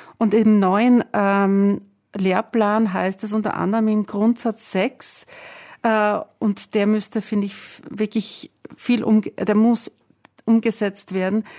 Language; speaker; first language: German; native; German